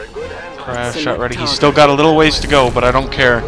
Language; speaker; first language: English; native; English